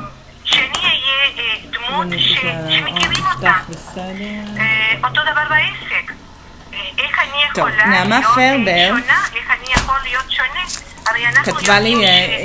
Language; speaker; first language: Hebrew; non-native, fluent; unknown